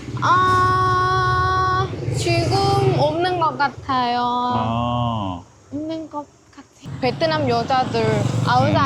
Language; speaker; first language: Korean; non-native, learner; Vietnamese